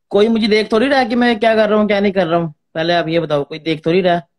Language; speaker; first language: Hindi; native; Hindi